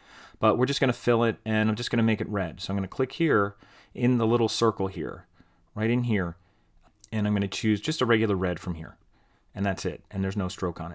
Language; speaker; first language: English; native; English